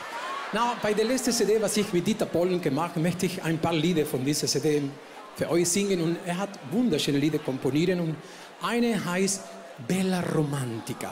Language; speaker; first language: German; non-native, learner; Spanish